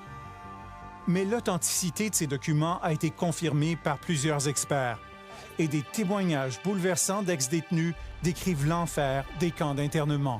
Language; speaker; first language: French; native; French